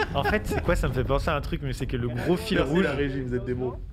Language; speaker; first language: French; native; French